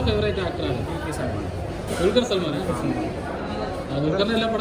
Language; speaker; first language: Tamil; non-native, learner; Malayalam